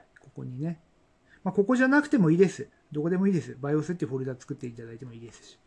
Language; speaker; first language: Japanese; native; Japanese